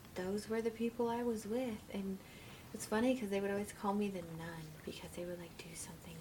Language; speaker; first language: English; native; English